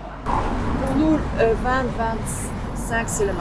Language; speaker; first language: French; non-native, local second language; Dutch